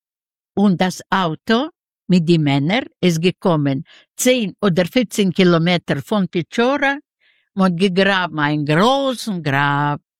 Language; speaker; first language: German; non-native, learner; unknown